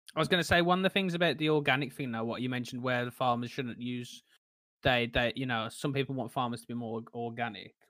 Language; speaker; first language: English; native; English